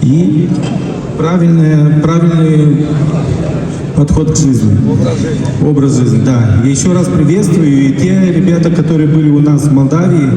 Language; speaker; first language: Russian; non-native, local second language; Romanian